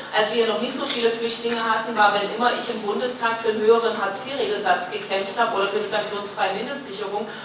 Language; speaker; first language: German; native; German